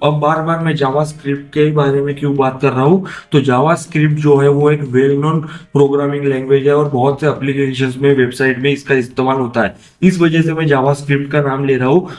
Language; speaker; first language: Hindi; non-native, local second language; Marathi